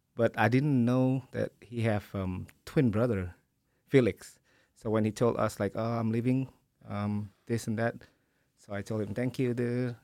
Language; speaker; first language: English; early bilingual, other home language; Indonesian